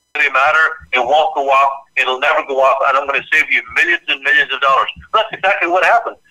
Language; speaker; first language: English; native; English